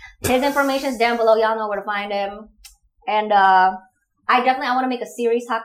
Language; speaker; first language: English; non-native, fluent; Indonesian